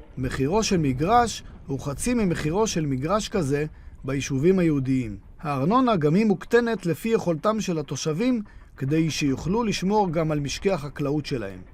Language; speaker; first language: Hebrew; native; Hebrew